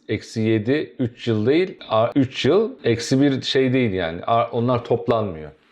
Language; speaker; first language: Turkish; native; Turkish